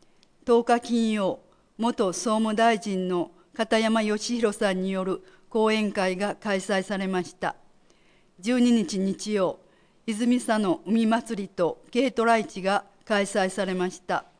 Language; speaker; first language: Japanese; native; Japanese